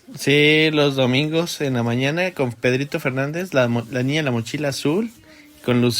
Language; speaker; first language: Spanish; native; Spanish